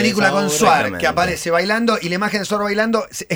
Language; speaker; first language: Spanish; native; Spanish